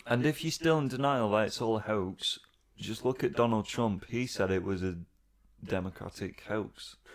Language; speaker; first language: English; native; English